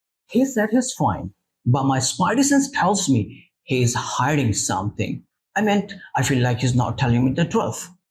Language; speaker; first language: English; non-native, local second language; Bangla